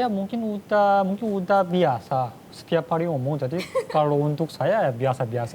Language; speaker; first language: Indonesian; non-native, fluent; Korean